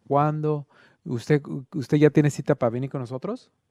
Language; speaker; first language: Spanish; early bilingual, other home language; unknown